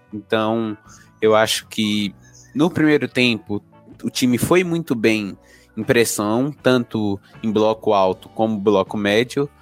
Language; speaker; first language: Portuguese; native; Portuguese